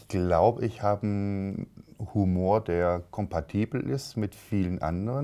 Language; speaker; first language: German; native; German